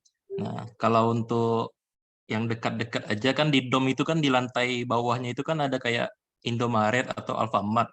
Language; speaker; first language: Indonesian; native; Indonesian